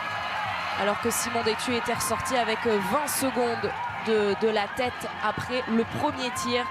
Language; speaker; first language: French; native; French